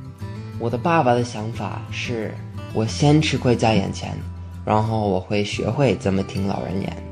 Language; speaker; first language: Chinese; early bilingual, heritage; English